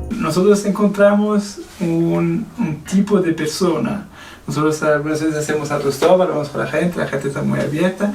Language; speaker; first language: Spanish; non-native, fluent; Portuguese